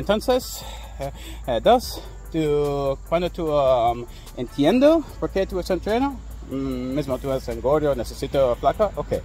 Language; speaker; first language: Spanish; non-native, learner; English